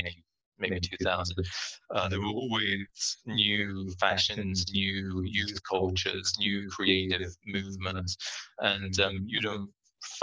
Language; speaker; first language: English; native; English